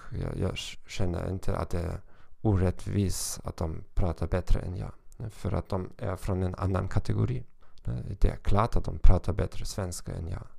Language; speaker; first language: Swedish; non-native, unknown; German